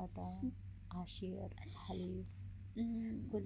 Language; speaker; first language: Arabic; non-native, learner; Indonesian